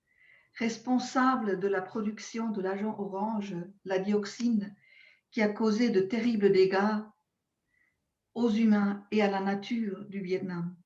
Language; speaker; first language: French; non-native, local second language; German